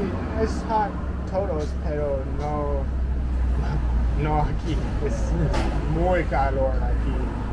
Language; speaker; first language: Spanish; non-native, learner; English